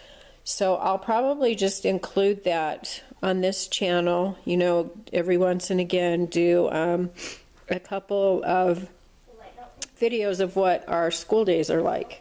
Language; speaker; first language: English; native; English